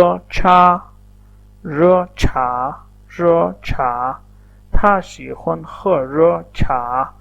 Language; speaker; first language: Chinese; non-native, fluent; Urdu